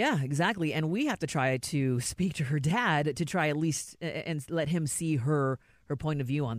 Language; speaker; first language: English; native; English